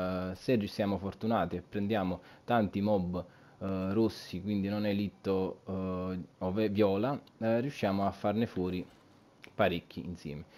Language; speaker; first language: Italian; native; Italian